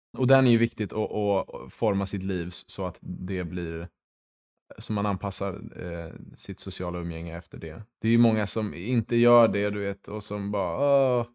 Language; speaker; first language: Swedish; early bilingual, heritage; Swedish